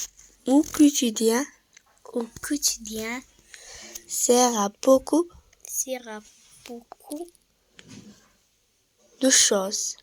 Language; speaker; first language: French; non-native, local second language; Arabic